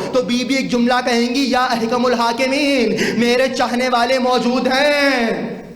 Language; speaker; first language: Urdu; native; Urdu